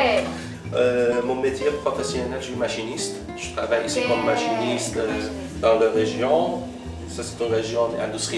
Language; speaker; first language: French; non-native, learner; Persian